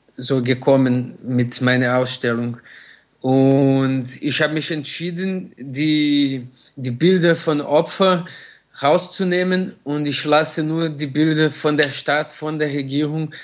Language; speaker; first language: German; non-native, fluent; Portuguese